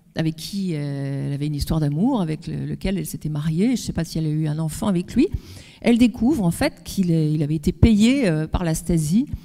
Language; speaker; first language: French; native; French